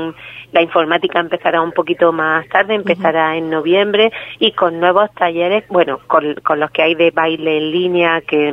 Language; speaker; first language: Spanish; native; Spanish